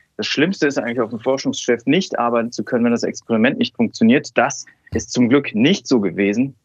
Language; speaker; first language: German; native; German